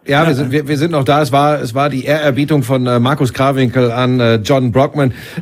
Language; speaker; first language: German; native; German